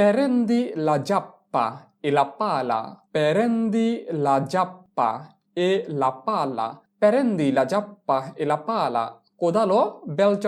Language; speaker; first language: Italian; non-native, fluent; Bangla